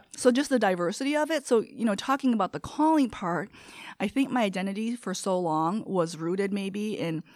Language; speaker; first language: English; early bilingual, other home language; Korean